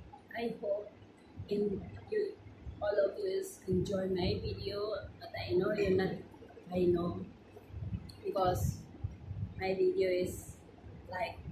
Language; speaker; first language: English; non-native, learner; Filipino